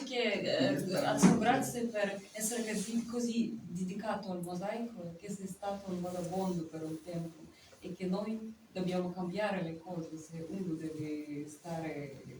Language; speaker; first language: Italian; non-native, fluent; Spanish